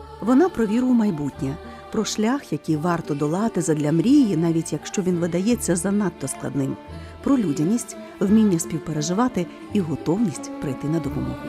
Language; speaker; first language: Ukrainian; native; Ukrainian